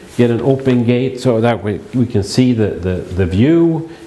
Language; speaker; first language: English; non-native, fluent; Swedish